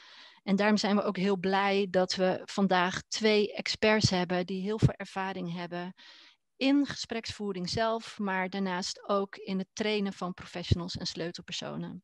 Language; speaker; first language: Dutch; native; Dutch